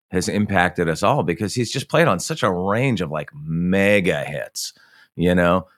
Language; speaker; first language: English; native; English